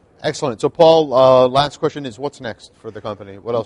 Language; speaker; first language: English; native; English